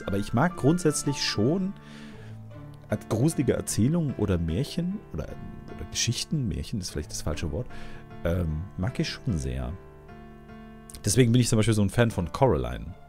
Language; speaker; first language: German; native; German